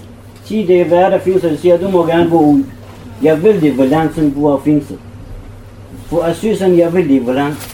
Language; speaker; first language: Danish; non-native, learner; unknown